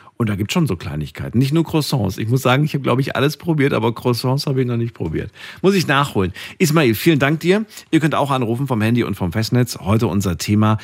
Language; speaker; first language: German; native; German